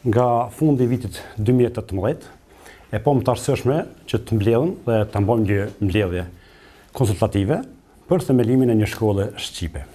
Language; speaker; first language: Albanian; native; Albanian